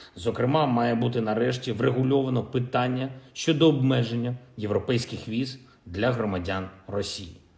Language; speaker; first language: Ukrainian; non-native, local second language; Russian